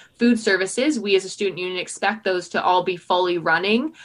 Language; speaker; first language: English; native; English